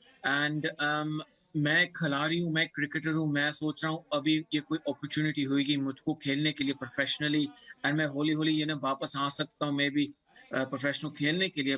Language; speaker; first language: Hindi; early bilingual, heritage; English